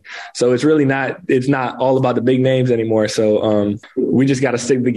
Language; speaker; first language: English; native; English